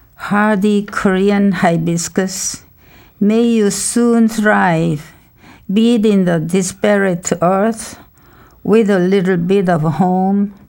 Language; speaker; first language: English; non-native, fluent; Korean